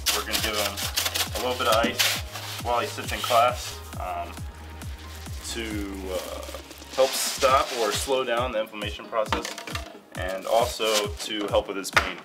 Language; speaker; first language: English; native; English